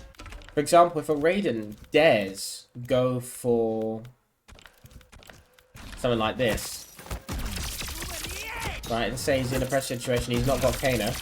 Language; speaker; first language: English; native; English